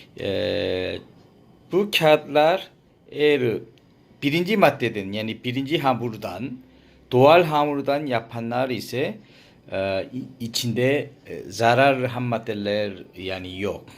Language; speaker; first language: Turkish; non-native, learner; Korean